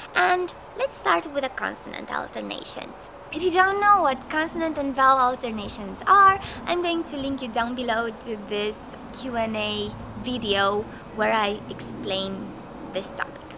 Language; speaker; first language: English; non-native, fluent; Romanian